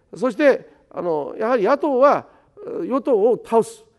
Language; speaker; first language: Japanese; native; Japanese